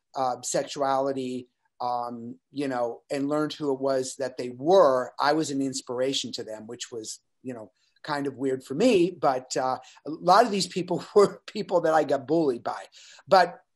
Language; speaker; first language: English; native; English